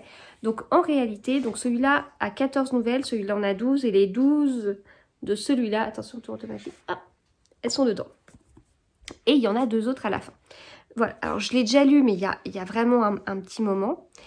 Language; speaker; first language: French; native; French